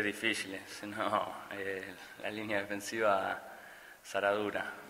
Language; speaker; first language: Italian; non-native, fluent; Spanish